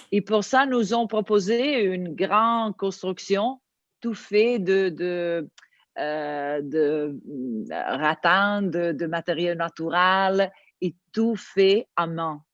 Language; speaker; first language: French; non-native, learner; Italian